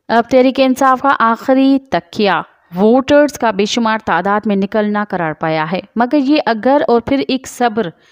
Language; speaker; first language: Urdu; non-native, local second language; Sindhi